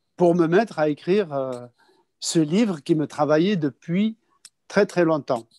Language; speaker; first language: French; non-native, local second language; Kabyle